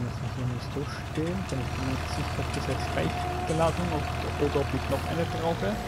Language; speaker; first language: German; native; German